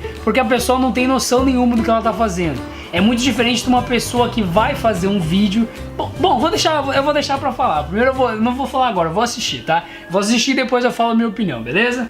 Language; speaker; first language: Portuguese; native; Portuguese